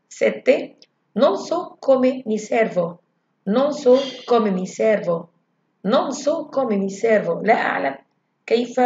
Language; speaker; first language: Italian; non-native, learner; Arabic